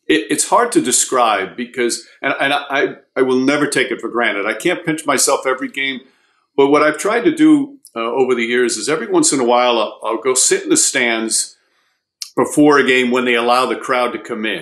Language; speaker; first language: English; native; English